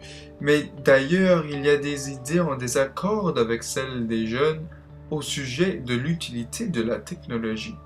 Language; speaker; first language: French; non-native, learner; English